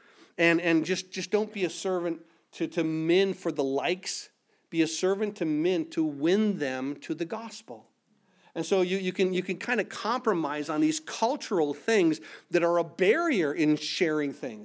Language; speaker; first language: English; native; English